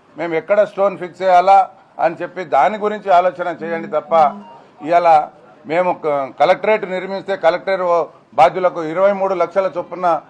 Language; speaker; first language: Telugu; non-native, local second language; Lambadi